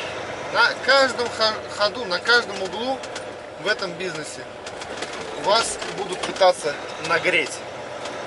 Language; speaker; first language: Russian; native; Russian